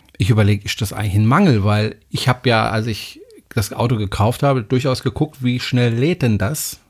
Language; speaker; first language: German; non-native, fluent; French